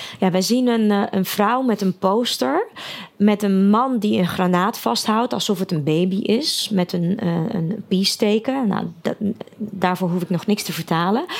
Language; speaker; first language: Dutch; early bilingual, other home language; Russian